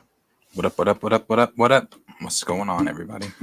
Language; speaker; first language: English; native; English